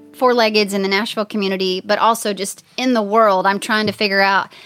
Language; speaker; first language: English; native; English